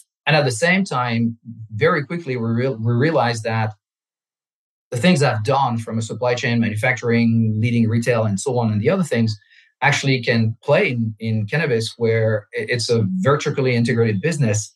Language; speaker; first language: English; non-native, fluent; French